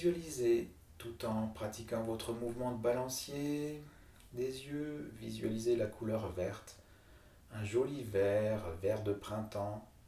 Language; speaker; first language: French; native; French